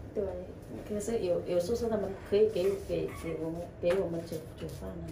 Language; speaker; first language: Chinese; non-native, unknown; Vietnamese